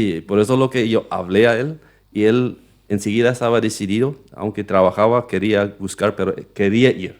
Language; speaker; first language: Spanish; non-native, local second language; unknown